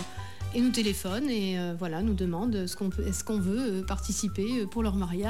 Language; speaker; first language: French; native; French